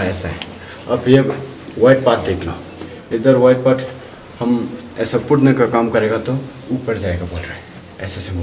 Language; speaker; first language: Hindi; non-native, learner; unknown